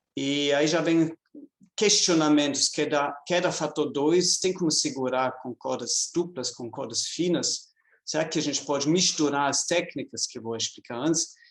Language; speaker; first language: Portuguese; non-native, fluent; German